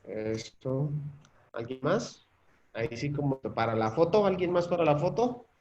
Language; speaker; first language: Spanish; native; Spanish